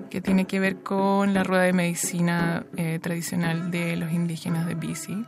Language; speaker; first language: Spanish; native; Spanish